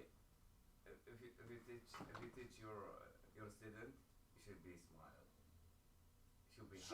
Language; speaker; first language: English; non-native, learner; Arabic